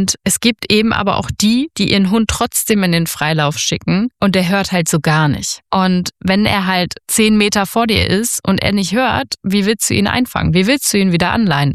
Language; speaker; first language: German; native; German